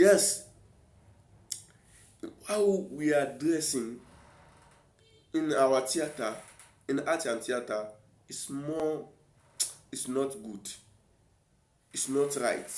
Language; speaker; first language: English; non-native, local second language; Yoruba